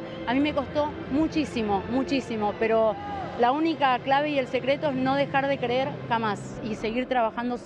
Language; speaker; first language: Spanish; native; Spanish